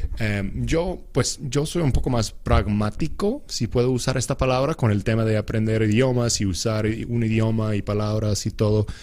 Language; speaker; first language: Spanish; non-native, fluent; English